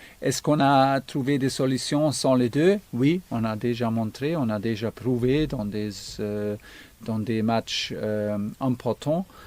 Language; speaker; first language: French; non-native, fluent; German